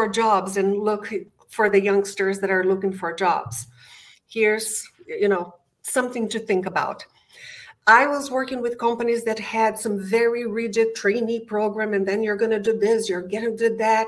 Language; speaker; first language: English; non-native, fluent; Portuguese